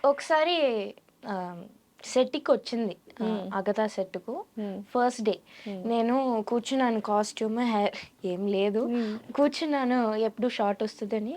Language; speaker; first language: Telugu; non-native, learner; Tamil